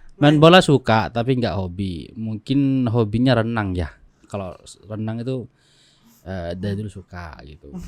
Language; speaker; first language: Indonesian; non-native, local second language; Madurese